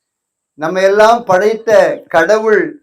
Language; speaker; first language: Tamil; native; Tamil